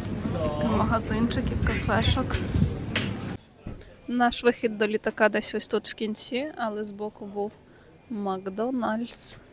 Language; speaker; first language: Ukrainian; native; Ukrainian